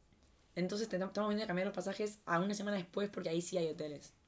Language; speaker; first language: Spanish; native; Spanish